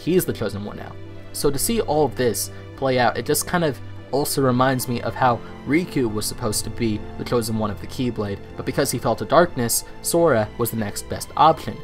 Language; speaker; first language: English; native; English